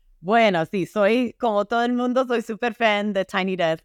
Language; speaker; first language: Spanish; non-native, fluent; English